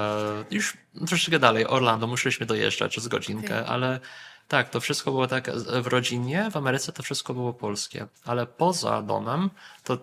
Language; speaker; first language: Polish; early bilingual, heritage; Polish